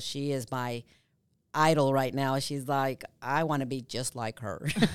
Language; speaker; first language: English; early bilingual, other home language; Spanish